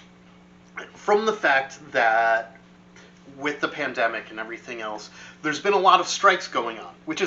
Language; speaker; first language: English; native; English